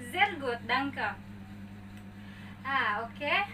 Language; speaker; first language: German; non-native, learner; Indonesian